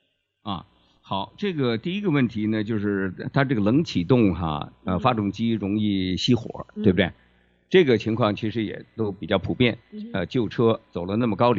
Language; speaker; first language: Chinese; native; Chinese